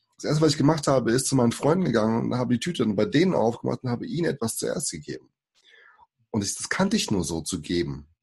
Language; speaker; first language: German; early bilingual, other home language; Portuguese